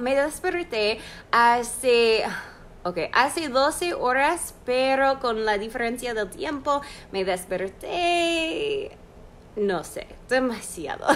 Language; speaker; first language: Spanish; non-native, fluent; English